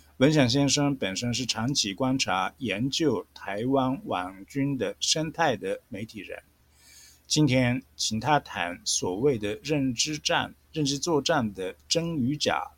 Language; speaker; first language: Chinese; non-native, fluent; Japanese